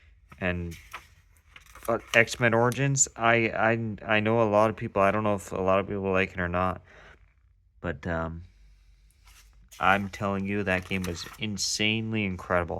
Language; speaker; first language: English; native; English